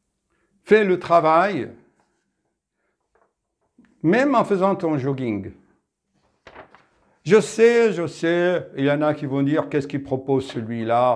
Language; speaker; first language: French; native; French